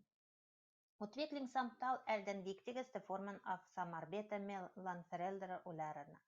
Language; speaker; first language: Swedish; non-native, learner; Russian